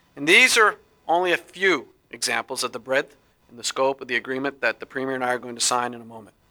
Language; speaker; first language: English; native; English